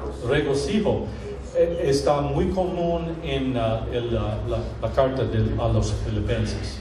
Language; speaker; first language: Spanish; non-native, fluent; English